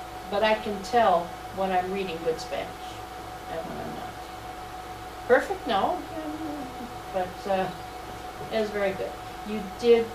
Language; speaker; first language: English; native; English